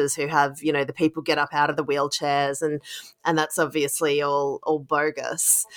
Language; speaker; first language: English; native; English